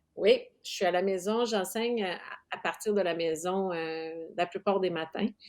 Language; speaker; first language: French; non-native, local second language; English